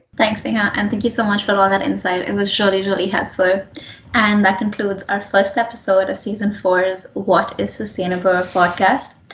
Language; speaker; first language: English; non-native, local second language; Hindi